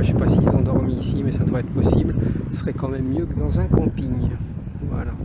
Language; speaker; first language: French; native; French